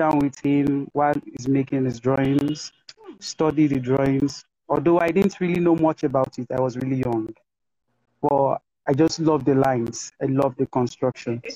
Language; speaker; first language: English; non-native, local second language; Yoruba